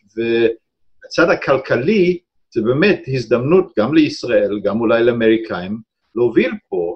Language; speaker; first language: Hebrew; non-native, fluent; English